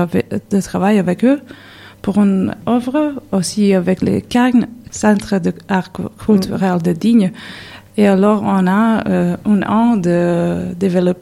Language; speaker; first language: French; non-native, learner; Serbian